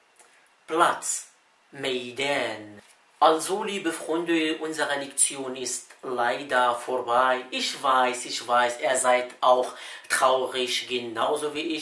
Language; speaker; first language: German; non-native, fluent; Arabic